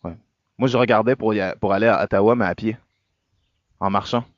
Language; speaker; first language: French; native; French